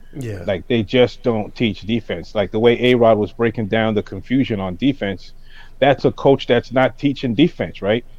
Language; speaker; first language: English; native; English